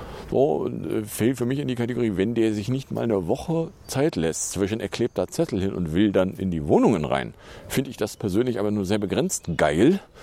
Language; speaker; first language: German; native; German